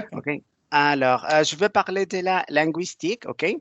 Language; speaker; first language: French; non-native, learner; Spanish